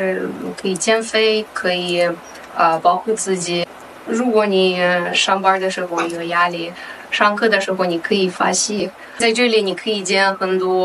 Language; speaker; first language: Chinese; non-native, fluent; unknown